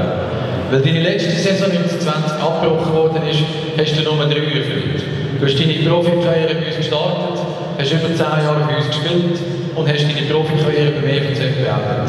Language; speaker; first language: German; native; German